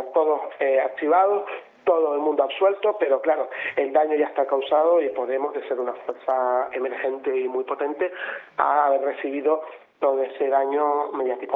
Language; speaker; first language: Spanish; native; Spanish